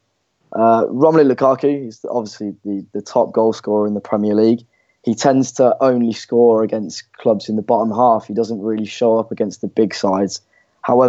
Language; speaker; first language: English; native; English